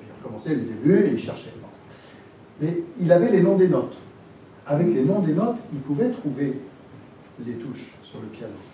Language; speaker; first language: French; native; French